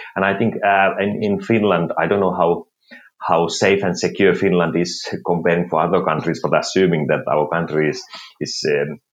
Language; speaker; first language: English; non-native, fluent; Finnish